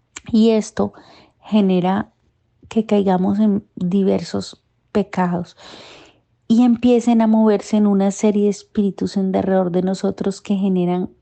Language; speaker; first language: Spanish; native; Spanish